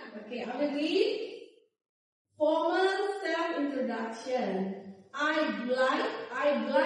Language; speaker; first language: English; non-native, fluent; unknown